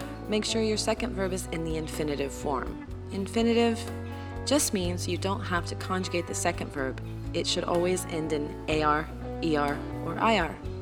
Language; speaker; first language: English; native; English